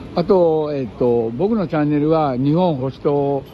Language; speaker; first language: Japanese; native; Japanese